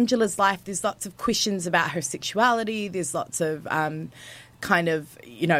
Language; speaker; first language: English; native; English